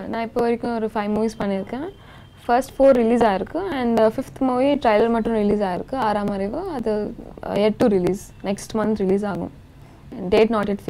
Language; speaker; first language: Tamil; non-native, local second language; Telugu